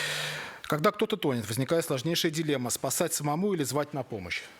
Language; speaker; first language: Russian; native; Russian